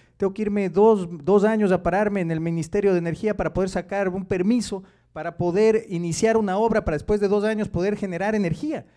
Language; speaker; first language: Spanish; native; Spanish